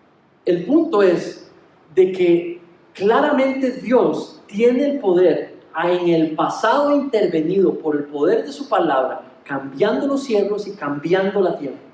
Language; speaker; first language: Spanish; native; Spanish